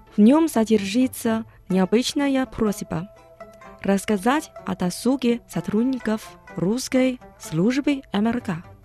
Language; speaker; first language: Russian; non-native, fluent; Chinese